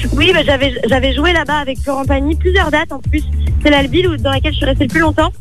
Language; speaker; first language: French; native; French